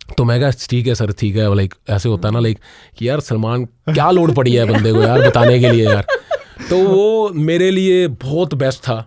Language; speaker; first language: Hindi; non-native, local second language; Punjabi